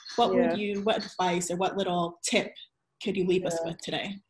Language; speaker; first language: English; native; English